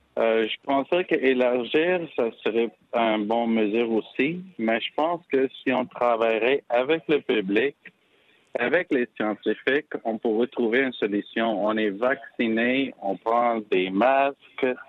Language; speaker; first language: French; non-native, fluent; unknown